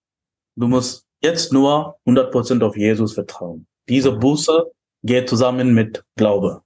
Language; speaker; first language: German; non-native, fluent; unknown